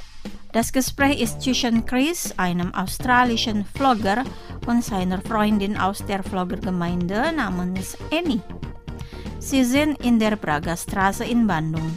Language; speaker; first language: German; non-native, fluent; Indonesian